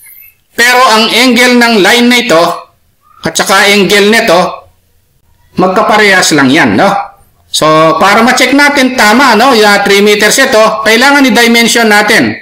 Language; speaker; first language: Filipino; native; Filipino